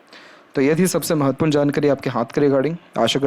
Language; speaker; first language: Hindi; native; Hindi